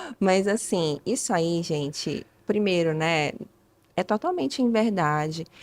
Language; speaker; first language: Portuguese; early bilingual, other home language; Spanish